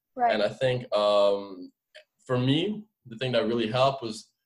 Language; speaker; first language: English; non-native, fluent; French